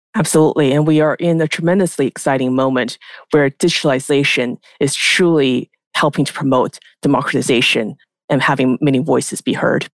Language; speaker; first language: English; native; English